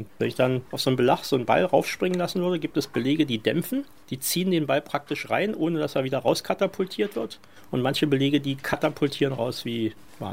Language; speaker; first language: German; native; German